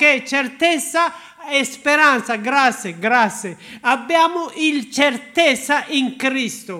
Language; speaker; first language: Italian; non-native, learner; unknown